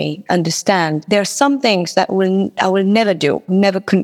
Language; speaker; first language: English; non-native, fluent; Morisyen